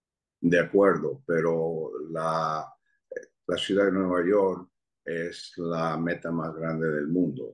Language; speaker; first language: Spanish; early bilingual, heritage; Spanish